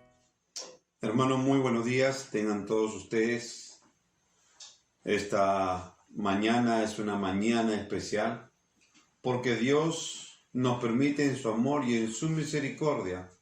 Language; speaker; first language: Spanish; native; Spanish